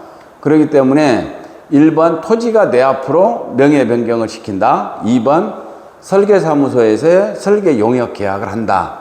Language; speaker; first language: Korean; native; Korean